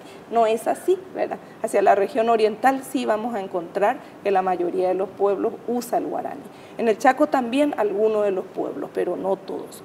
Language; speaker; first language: Spanish; native; Spanish